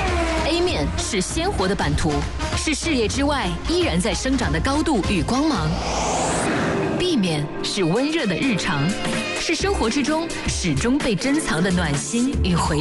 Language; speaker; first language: Chinese; native; Chinese